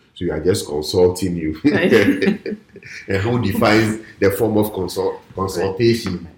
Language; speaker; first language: English; non-native, local second language; Ewe